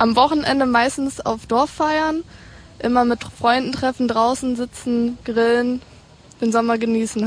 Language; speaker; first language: German; native; German